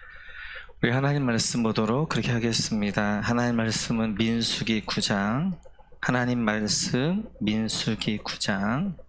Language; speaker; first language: Korean; native; Korean